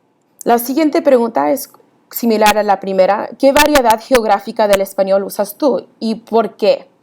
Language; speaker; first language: Spanish; early bilingual, heritage; Spanish